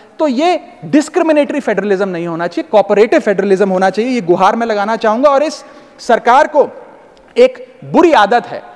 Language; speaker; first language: Hindi; native; Hindi